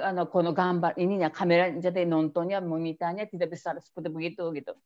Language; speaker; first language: Indonesian; non-native, fluent; Japanese